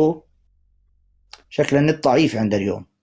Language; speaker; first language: Arabic; native; Arabic